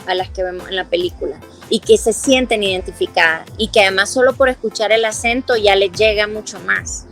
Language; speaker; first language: Spanish; native; Spanish